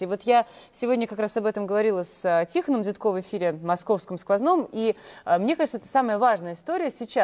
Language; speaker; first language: Russian; native; Russian